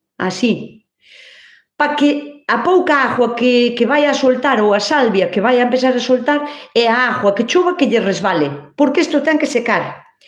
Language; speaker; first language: Galician; native; Galician